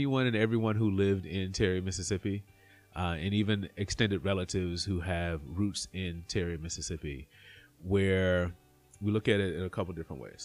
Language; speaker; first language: English; native; English